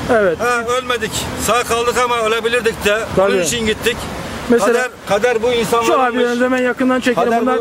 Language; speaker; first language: Turkish; native; Turkish